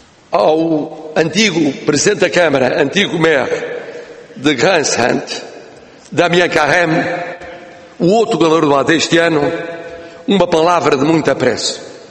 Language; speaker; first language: Portuguese; native; Portuguese